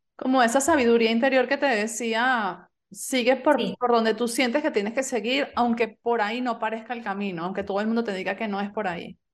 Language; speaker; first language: Spanish; native; Spanish